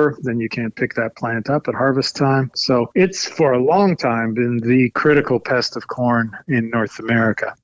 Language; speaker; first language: English; native; English